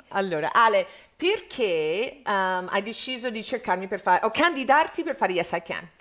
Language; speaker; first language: Italian; non-native, fluent; English